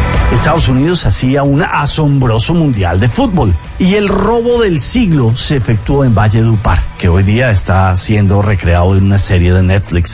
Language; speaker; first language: Spanish; native; Spanish